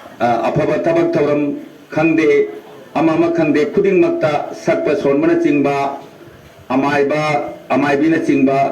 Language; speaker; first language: Manipuri; early bilingual, heritage; Manipuri